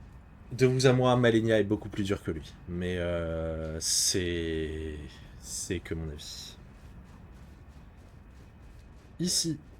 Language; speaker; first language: French; native; French